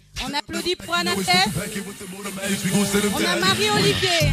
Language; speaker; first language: French; non-native, local second language; Wolof